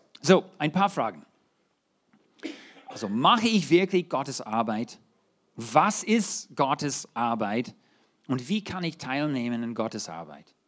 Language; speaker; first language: German; non-native, fluent; English